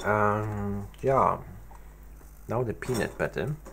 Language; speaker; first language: English; non-native, fluent; German